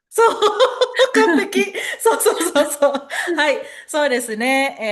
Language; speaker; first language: Japanese; non-native, fluent; Indonesian